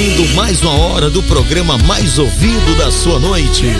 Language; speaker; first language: Portuguese; native; Portuguese